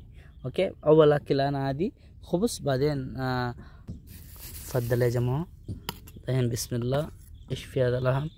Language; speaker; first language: Arabic; non-native, learner; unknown